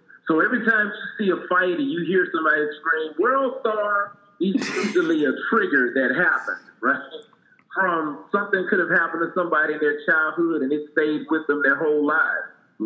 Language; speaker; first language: English; native; English